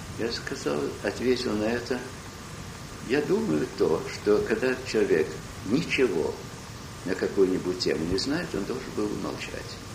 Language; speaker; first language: Russian; early bilingual, heritage; Russian